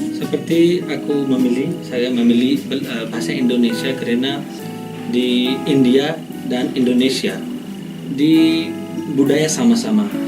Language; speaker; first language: Indonesian; non-native, learner; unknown